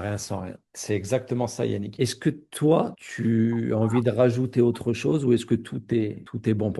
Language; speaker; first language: French; native; French